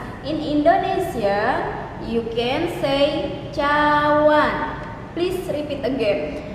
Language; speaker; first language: English; non-native, learner; Indonesian